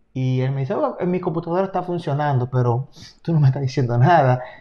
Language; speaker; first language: Spanish; native; Spanish